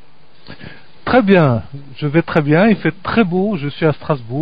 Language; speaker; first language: French; native; French